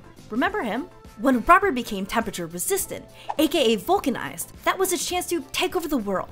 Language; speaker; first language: English; native; English